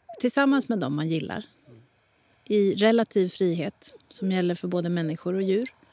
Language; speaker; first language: Swedish; native; Swedish